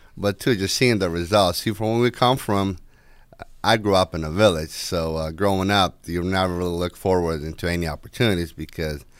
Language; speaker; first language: English; non-native, fluent; Ukrainian